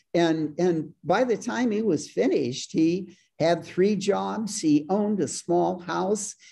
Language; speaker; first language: English; native; English